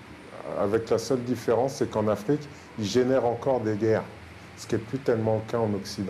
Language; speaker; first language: French; native; French